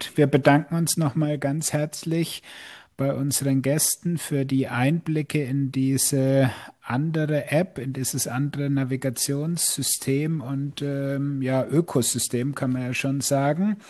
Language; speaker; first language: German; native; German